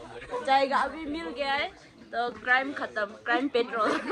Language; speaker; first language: Hindi; non-native, local second language; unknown